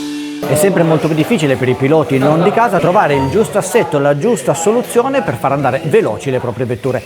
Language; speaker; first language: Italian; native; Italian